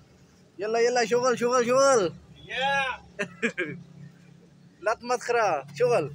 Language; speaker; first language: Arabic; non-native, learner; Punjabi